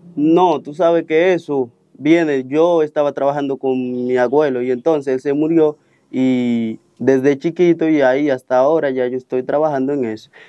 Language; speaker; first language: Spanish; non-native, fluent; Haitian Creole